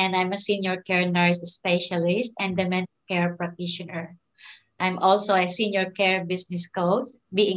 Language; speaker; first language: English; non-native, local second language; Filipino